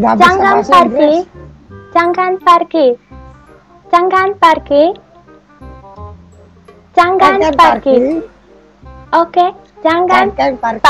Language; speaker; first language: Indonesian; non-native, learner; Nepali